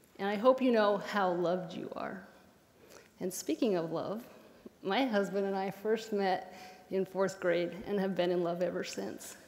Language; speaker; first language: English; native; English